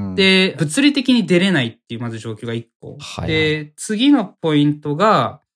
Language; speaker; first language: Japanese; native; Japanese